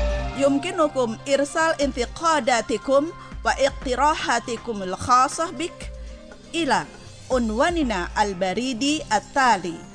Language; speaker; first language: Arabic; non-native, fluent; Indonesian